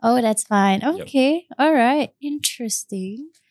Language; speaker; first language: English; non-native, local second language; Malay